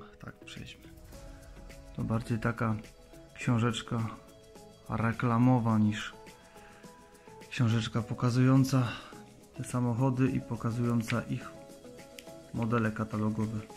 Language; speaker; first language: Polish; native; Polish